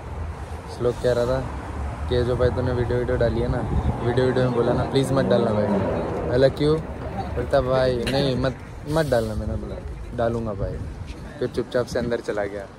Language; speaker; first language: Hindi; native; Hindi